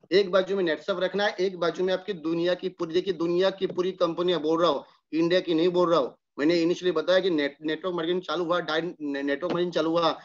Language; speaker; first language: Hindi; non-native, local second language; Marathi